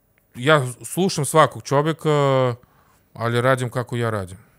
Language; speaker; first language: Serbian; non-native, learner; Russian